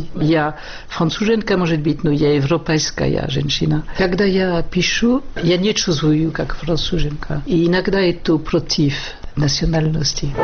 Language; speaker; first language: Russian; non-native, fluent; French